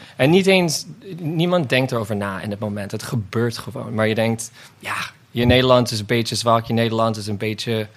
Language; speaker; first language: Dutch; non-native, fluent; English